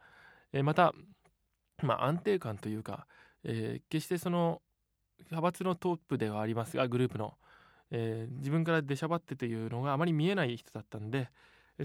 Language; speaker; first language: Japanese; native; Japanese